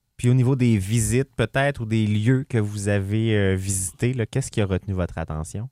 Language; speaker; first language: French; native; French